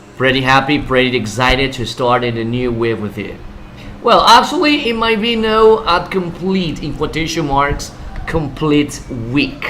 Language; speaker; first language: English; non-native, fluent; Spanish